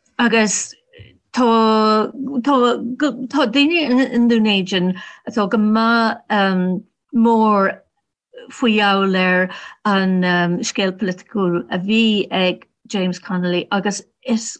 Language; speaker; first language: Irish; non-native, learner; English